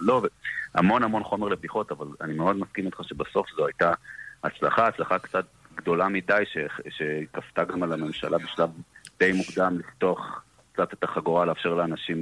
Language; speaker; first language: Hebrew; native; Hebrew